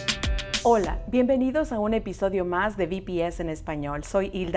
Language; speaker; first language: Spanish; native; Spanish